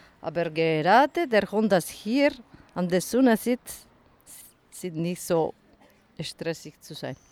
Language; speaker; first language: German; non-native, learner; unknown